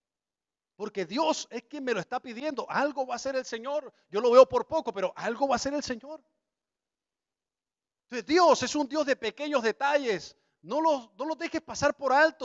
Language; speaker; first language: Spanish; native; Spanish